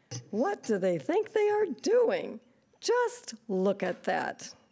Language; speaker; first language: English; native; English